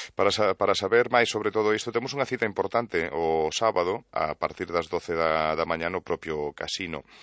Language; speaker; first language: Galician; native; Galician